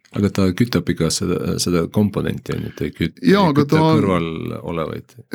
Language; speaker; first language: Estonian; non-native, local second language; Russian